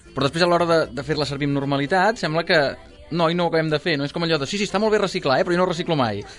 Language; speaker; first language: Catalan; native; Catalan